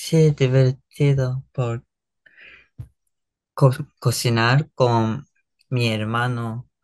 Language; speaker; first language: Spanish; non-native, learner; Japanese